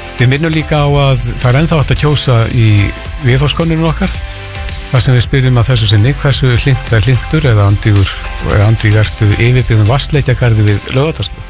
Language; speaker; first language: Icelandic; native; Icelandic